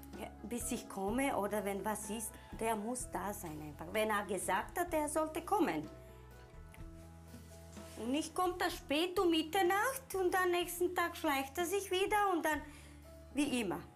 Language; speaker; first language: German; non-native, learner; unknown